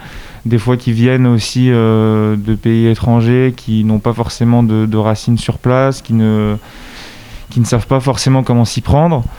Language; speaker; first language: French; native; French